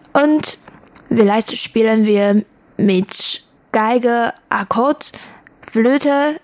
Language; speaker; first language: German; non-native, learner; Chinese